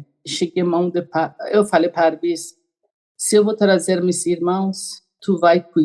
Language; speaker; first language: Portuguese; non-native, learner; Persian